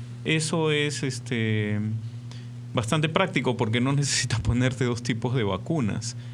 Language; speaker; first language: Spanish; native; Spanish